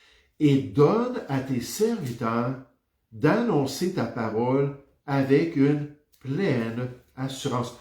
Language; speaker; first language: French; native; French